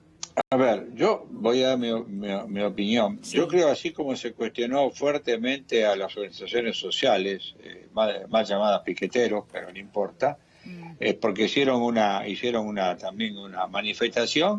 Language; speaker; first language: Spanish; native; Spanish